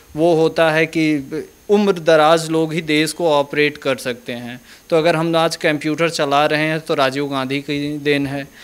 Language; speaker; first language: Hindi; native; Hindi